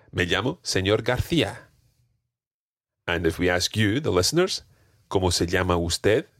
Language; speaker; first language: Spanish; non-native, fluent; English